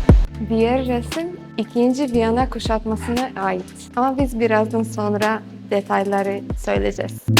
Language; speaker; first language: Turkish; non-native, learner; Polish